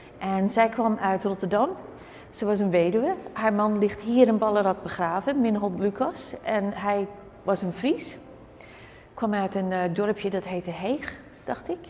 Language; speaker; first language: Dutch; native; Dutch